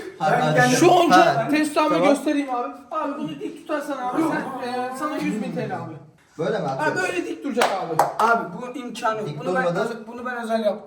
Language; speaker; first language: Turkish; native; Turkish